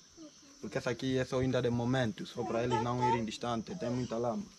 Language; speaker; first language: Portuguese; non-native, fluent; Vietnamese